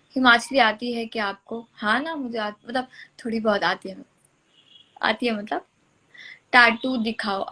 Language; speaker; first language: Hindi; native; Hindi